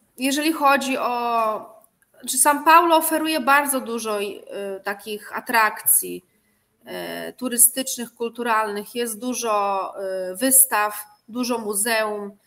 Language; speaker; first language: Polish; native; Polish